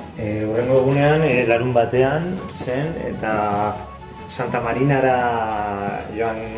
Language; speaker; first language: Basque; non-native, local second language; Spanish